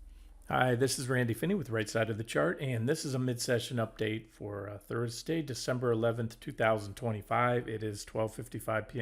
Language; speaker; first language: English; native; English